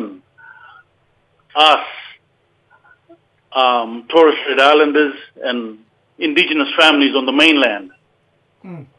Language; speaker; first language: English; native; English